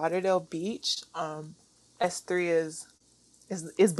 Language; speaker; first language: English; native; English